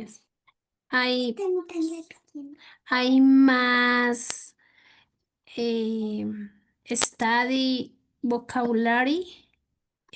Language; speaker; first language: English; non-native, learner; Spanish